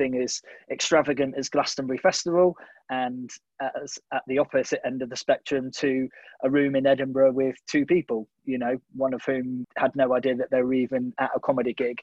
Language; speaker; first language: English; native; English